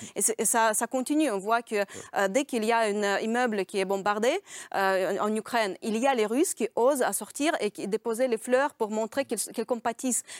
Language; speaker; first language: French; non-native, fluent; Russian